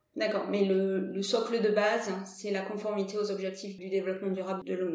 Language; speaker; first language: French; native; French